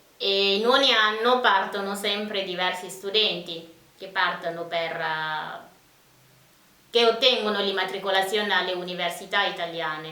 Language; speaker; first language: Italian; non-native, fluent; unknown